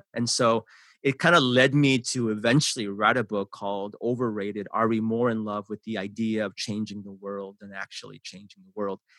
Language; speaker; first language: English; early bilingual, other home language; Korean